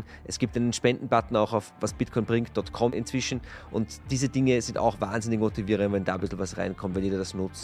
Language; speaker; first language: German; native; German